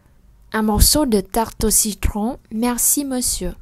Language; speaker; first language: French; non-native, fluent; Vietnamese